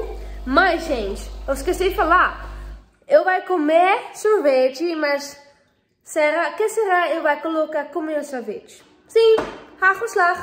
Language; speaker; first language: Portuguese; non-native, learner; Dutch